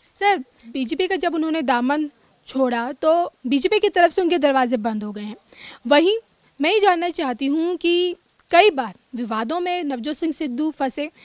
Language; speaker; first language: Hindi; native; Hindi